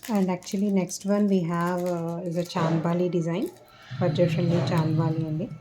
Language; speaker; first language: English; non-native, local second language; Telugu